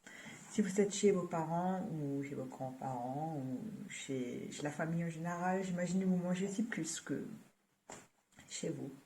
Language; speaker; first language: French; non-native, fluent; German